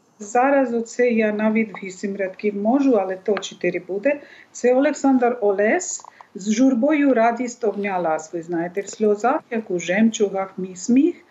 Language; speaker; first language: Ukrainian; non-native, fluent; Bangla